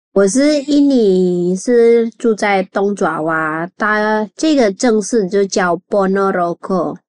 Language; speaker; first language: Chinese; non-native, fluent; Javanese